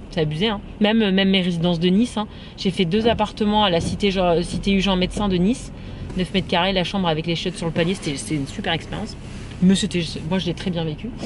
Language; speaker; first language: French; native; French